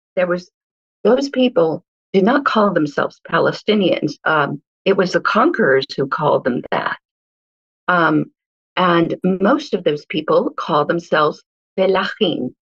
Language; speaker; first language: English; early bilingual, other home language; Hebrew